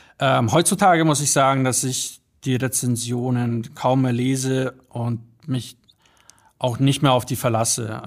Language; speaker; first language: German; early bilingual, other home language; Polish